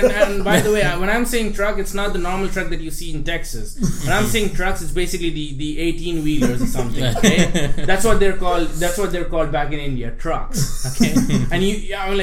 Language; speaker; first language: English; non-native, local second language; Hindi